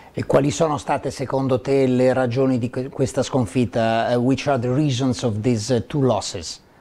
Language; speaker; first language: Italian; native; Italian